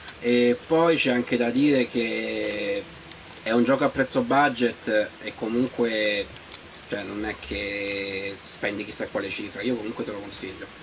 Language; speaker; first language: Italian; native; Italian